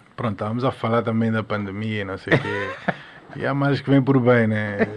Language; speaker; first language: Portuguese; non-native, local second language; Kabuverdianu